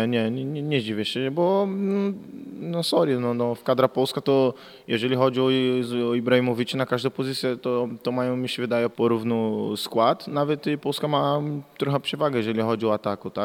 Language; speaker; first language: Polish; non-native, fluent; Portuguese